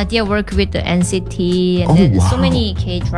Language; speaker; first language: English; non-native, learner; Indonesian